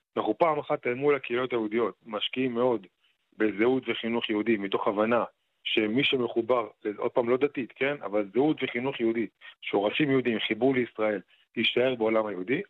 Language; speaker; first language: Hebrew; native; Hebrew